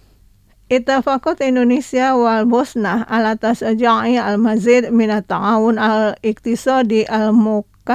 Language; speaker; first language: Arabic; non-native, fluent; Indonesian